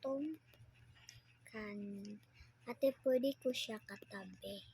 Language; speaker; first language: Filipino; non-native, local second language; Cebuano